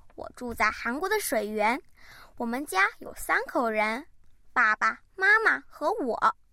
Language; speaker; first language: Chinese; early bilingual, heritage; Chinese